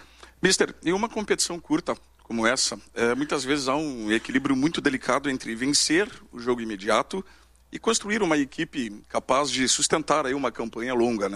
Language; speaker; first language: Portuguese; native; Portuguese